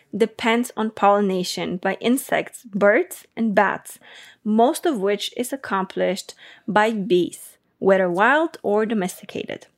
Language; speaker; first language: English; non-native, fluent; Bulgarian